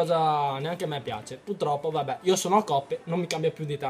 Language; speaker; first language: Italian; early bilingual, other home language; Chinese